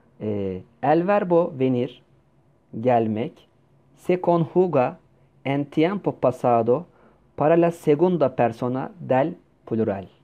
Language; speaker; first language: Spanish; non-native, fluent; Turkish